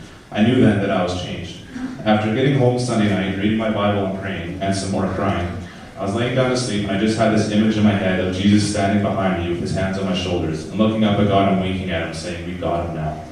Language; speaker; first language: English; native; English